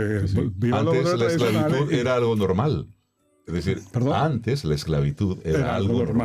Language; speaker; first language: Spanish; native; Spanish